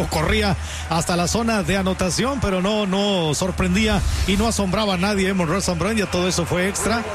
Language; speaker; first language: Spanish; native; Spanish